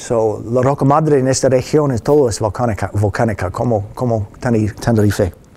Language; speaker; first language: Spanish; non-native, fluent; English